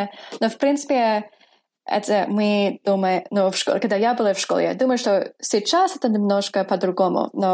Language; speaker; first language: Russian; non-native, fluent; English